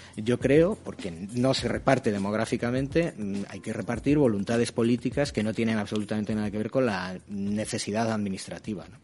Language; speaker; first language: Spanish; native; Spanish